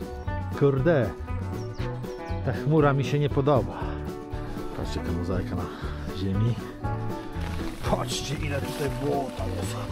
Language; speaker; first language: Polish; native; Polish